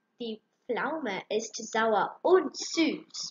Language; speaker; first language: German; non-native, learner; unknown